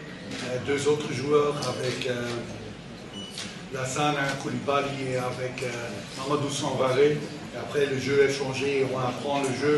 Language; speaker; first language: French; non-native, fluent; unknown